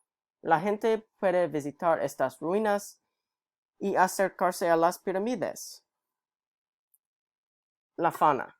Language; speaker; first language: Spanish; non-native, learner; English